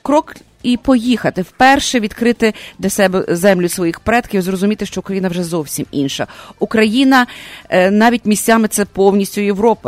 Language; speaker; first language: Ukrainian; native; Ukrainian